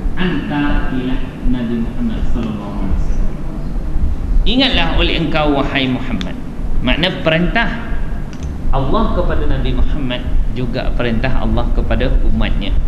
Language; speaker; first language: Malay; native; Malay